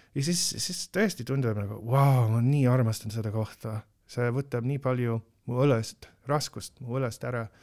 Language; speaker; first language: Estonian; non-native, fluent; English